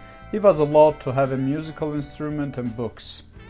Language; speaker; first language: English; non-native, fluent; Azerbaijani